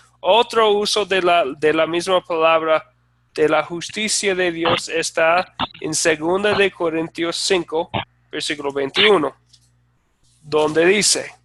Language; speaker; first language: Spanish; non-native, fluent; English